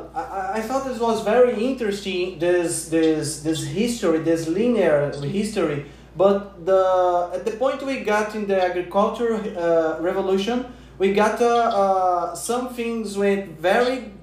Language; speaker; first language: English; non-native, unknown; Portuguese